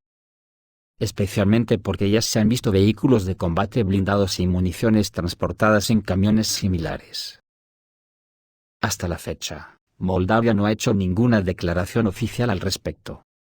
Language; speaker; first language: Spanish; native; Spanish